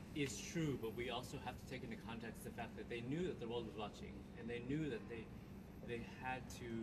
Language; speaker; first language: English; early bilingual, other home language; Vietnamese